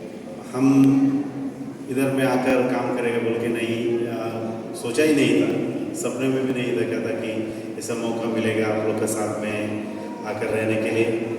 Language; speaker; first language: Hindi; non-native, local second language; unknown